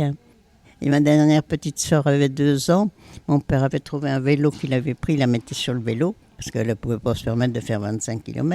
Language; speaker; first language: French; native; French